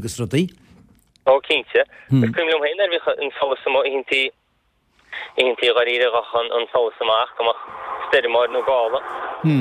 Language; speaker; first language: Irish; native; Irish